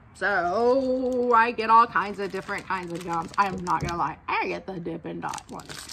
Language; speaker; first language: English; native; English